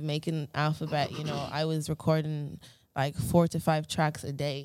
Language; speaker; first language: English; native; English